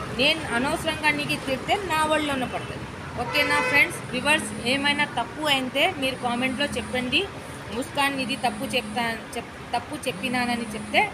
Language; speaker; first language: Telugu; non-native, local second language; Urdu